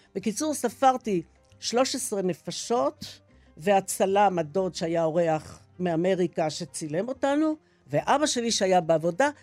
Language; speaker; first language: Hebrew; early bilingual, other home language; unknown